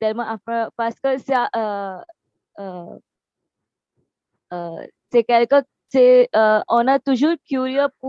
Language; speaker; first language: French; non-native, learner; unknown